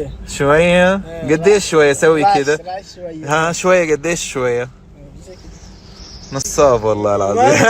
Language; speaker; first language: Arabic; native; Arabic